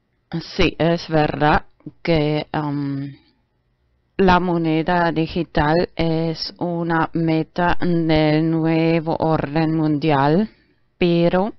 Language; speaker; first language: Spanish; non-native, learner; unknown